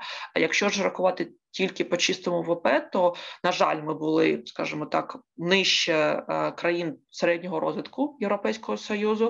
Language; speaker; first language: Ukrainian; native; Ukrainian